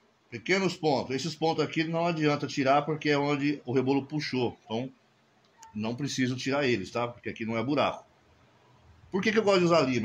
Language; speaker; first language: Portuguese; native; Portuguese